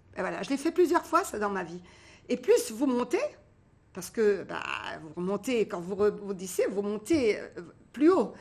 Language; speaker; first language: French; early bilingual, other home language; Portuguese